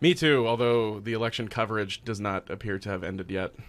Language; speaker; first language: English; native; English